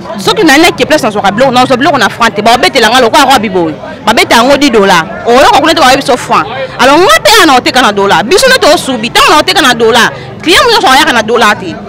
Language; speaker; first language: Lingala; native; Lingala